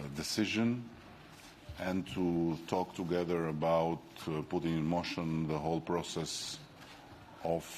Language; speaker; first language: English; non-native, fluent; Albanian